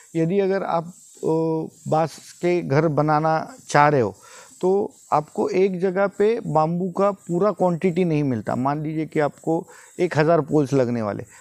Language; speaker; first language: Hindi; non-native, local second language; Marathi